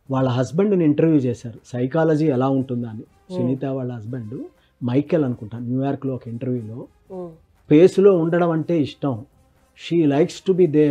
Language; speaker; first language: Telugu; native; Telugu